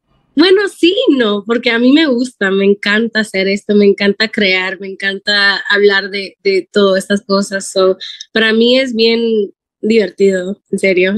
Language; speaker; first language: Spanish; early bilingual, heritage; Spanish